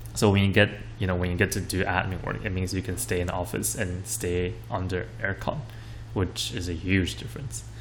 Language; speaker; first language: English; non-native, fluent; Chinese